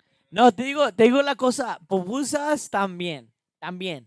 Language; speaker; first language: Spanish; early bilingual, heritage; Spanish